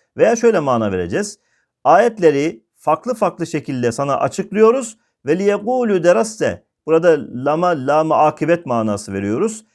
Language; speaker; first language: Turkish; native; Turkish